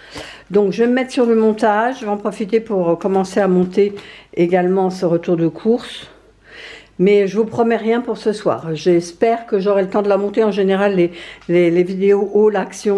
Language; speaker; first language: French; native; French